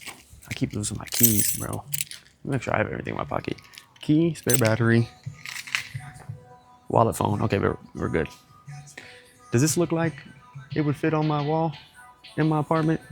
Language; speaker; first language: English; native; English